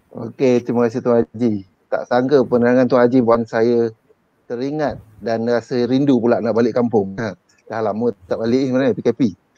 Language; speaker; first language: Malay; native; Malay